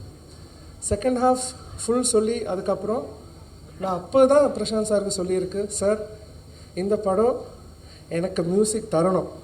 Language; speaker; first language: Tamil; non-native, learner; Malayalam